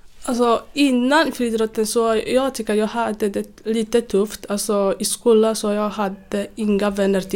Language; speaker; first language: Swedish; non-native, fluent; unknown